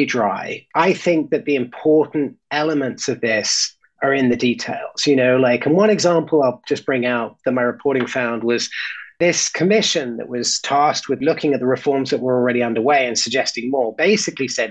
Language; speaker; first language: English; native; English